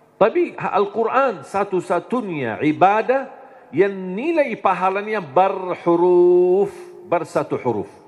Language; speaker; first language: Indonesian; non-native, fluent; Arabic